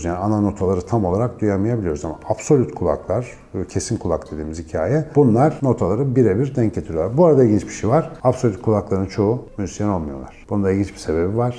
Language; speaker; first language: Turkish; native; Turkish